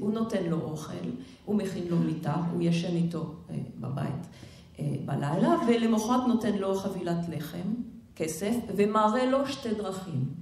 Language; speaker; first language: Hebrew; non-native, fluent; French